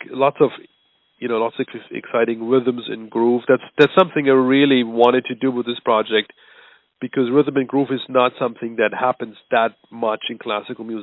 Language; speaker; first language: English; non-native, fluent; German